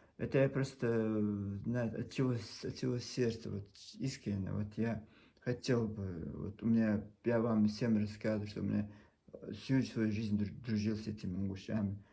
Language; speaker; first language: Russian; non-native, local second language; Chechen